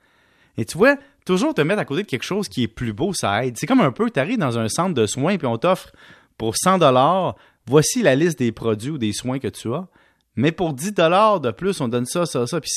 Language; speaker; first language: French; native; French